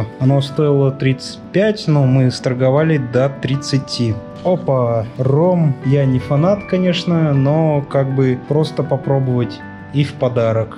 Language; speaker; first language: Russian; native; Russian